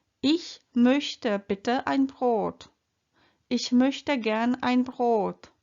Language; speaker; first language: German; non-native, fluent; Polish